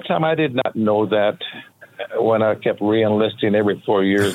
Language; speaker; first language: English; native; English